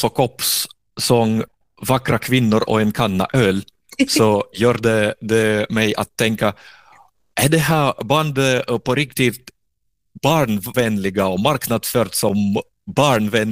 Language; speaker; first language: Swedish; non-native, fluent; Russian